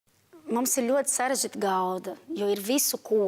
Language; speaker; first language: Latvian; non-native, learner; Portuguese